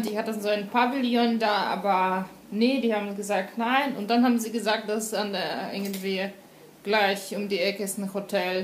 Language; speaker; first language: German; non-native, fluent; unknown